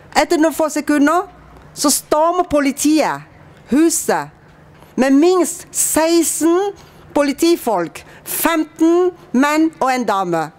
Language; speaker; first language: Norwegian; non-native, fluent; Vietnamese